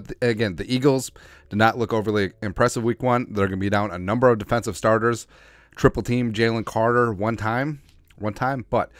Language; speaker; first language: English; native; English